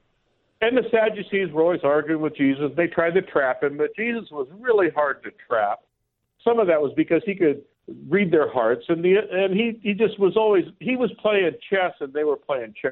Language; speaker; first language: English; native; English